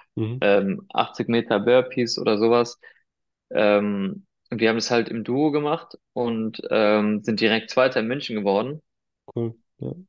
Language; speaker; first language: German; early bilingual, other home language; Spanish